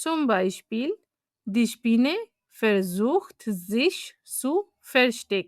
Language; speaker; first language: German; non-native, fluent; Urdu